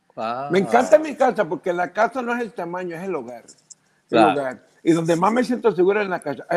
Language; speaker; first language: Spanish; early bilingual, heritage; Spanish